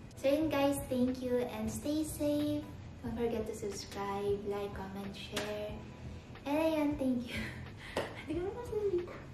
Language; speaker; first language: English; non-native, local second language; Filipino